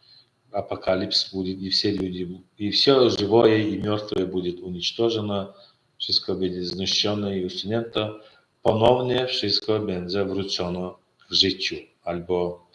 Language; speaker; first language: Polish; non-native, learner; Turkmen